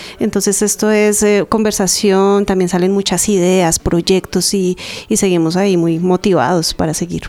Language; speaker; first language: Spanish; native; Spanish